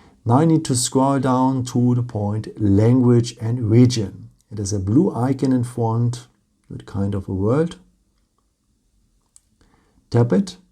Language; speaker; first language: English; non-native, fluent; German